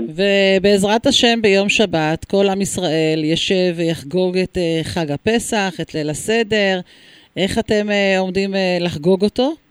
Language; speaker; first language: Hebrew; native; Hebrew